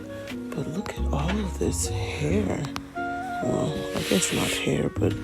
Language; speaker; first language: English; native; English